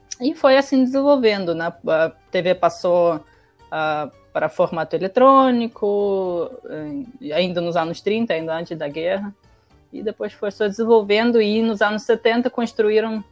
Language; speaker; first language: Portuguese; non-native, fluent; Russian